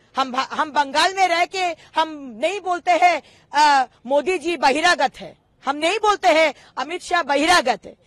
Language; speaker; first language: Hindi; non-native, local second language; Bangla